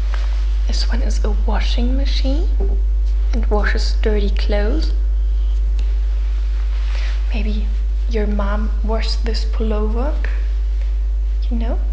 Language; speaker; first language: English; non-native, fluent; German